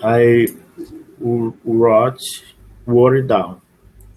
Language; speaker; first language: English; non-native, learner; Portuguese